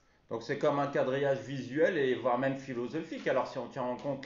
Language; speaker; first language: French; native; French